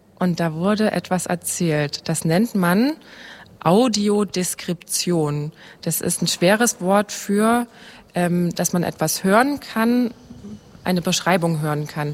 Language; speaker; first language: German; native; German